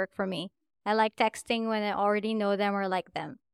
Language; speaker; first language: English; non-native, local second language; Filipino